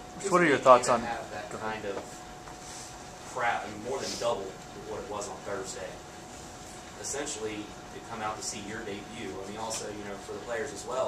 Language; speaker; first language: English; native; English